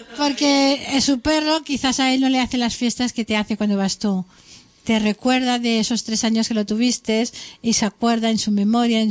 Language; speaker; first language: Spanish; native; Spanish